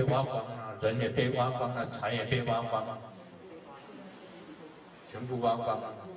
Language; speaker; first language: Chinese; native; Chinese